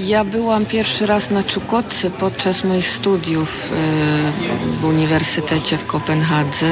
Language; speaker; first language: Polish; early bilingual, heritage; Polish